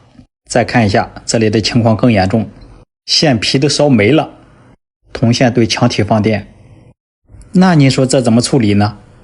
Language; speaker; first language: Chinese; native; Chinese